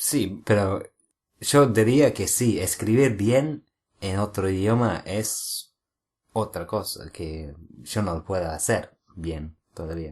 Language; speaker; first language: Spanish; non-native, fluent; English